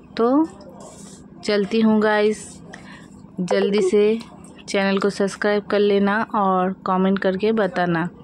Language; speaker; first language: Hindi; non-native, local second language; Bangla